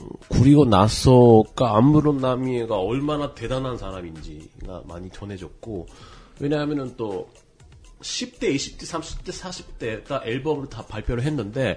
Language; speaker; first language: Korean; non-native, fluent; Japanese